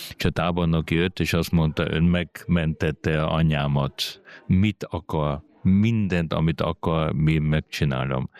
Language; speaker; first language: Hungarian; early bilingual, heritage; Hungarian